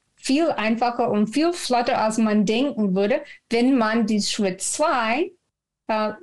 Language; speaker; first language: German; non-native, fluent; English